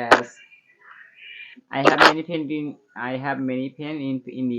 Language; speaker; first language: English; non-native, learner; Bangla